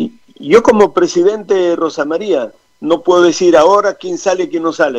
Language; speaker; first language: Spanish; native; Spanish